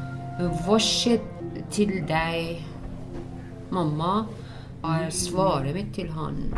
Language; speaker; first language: Norwegian; non-native, learner; Persian